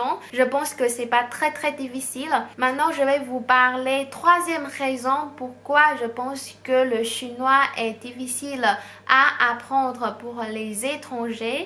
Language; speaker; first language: French; non-native, fluent; Chinese